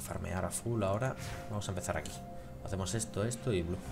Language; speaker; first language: Spanish; native; Spanish